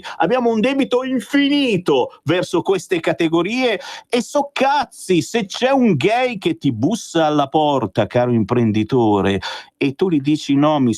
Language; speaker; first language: Italian; native; Italian